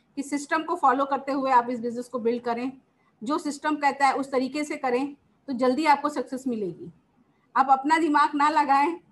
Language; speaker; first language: Hindi; native; Hindi